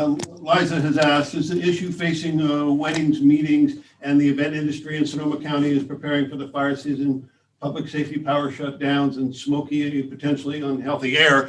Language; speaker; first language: English; native; English